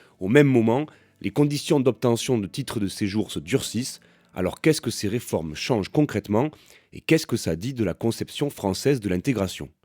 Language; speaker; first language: French; native; French